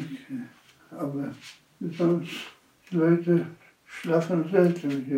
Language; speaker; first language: German; non-native, fluent; Polish